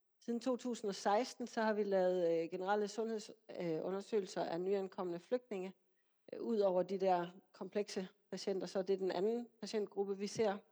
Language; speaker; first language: Danish; native; Danish